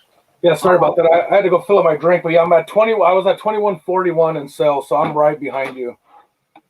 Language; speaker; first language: English; native; English